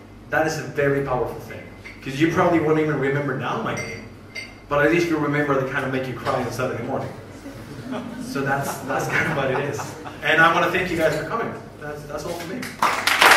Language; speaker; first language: English; non-native, fluent; Spanish